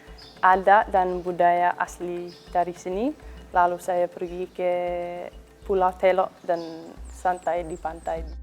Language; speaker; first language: Indonesian; non-native, learner; English